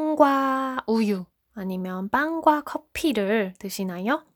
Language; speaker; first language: Korean; non-native, fluent; Japanese